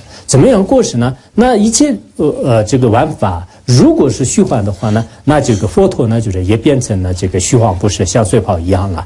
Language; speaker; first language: Chinese; non-native, local second language; Tibetan